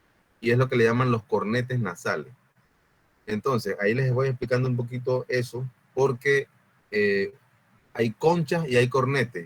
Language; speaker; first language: Spanish; native; Spanish